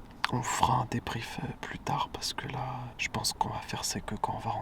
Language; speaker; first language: French; native; French